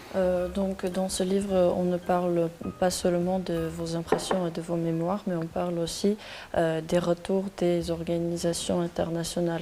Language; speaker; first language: French; non-native, fluent; Armenian